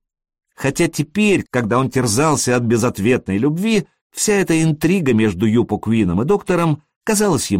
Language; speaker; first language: Russian; native; Russian